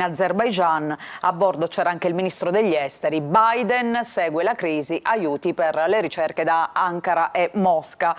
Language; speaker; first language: Italian; native; Italian